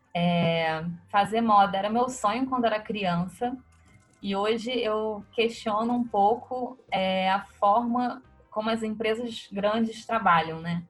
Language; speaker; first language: Portuguese; native; Portuguese